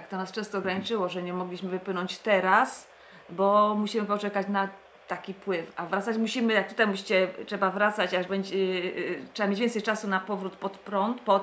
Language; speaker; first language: Polish; native; Polish